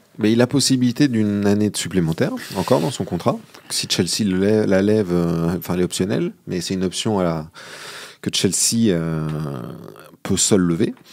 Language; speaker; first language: French; native; French